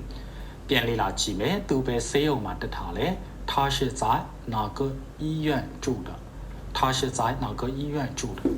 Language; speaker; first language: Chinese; non-native, fluent; Burmese